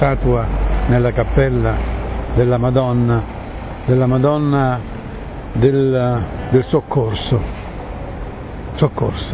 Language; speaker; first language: Italian; native; Italian